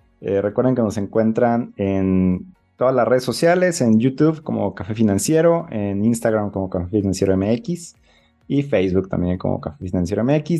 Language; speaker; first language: Spanish; native; Spanish